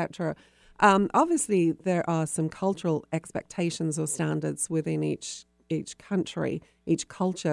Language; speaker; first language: English; native; English